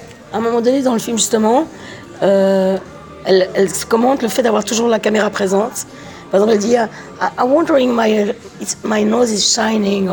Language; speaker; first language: French; native; French